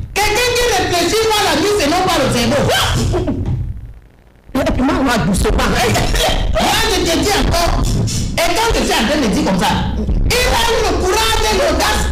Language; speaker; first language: French; native; French